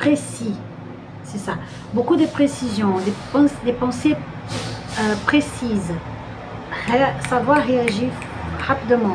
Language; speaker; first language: French; non-native, fluent; Portuguese